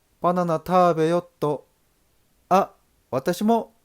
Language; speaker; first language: Japanese; non-native, learner; Korean